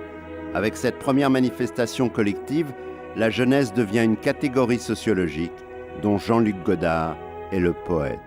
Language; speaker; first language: French; native; French